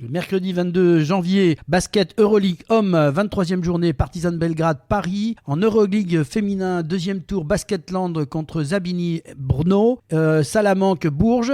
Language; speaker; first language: French; native; French